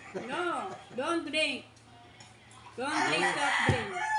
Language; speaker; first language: English; non-native, learner; Filipino